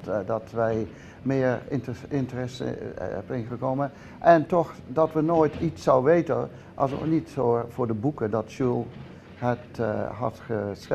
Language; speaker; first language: Dutch; early bilingual, heritage; Dutch